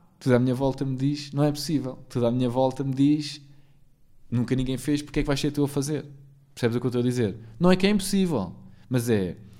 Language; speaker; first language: Portuguese; native; Portuguese